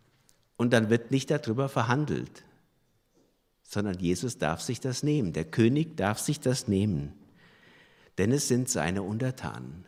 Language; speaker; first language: German; native; German